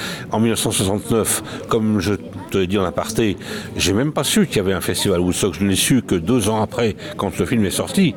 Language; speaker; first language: French; native; French